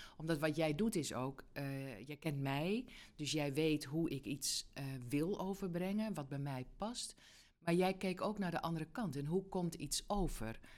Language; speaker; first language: Dutch; native; Dutch